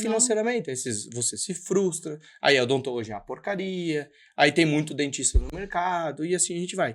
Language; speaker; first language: Portuguese; native; Portuguese